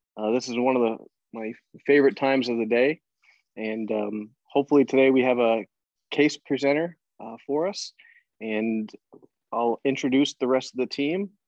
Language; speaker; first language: English; native; English